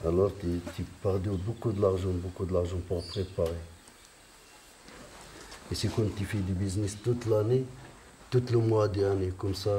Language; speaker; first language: French; non-native, learner; Riffian